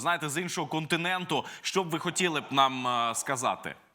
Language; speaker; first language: Ukrainian; native; Ukrainian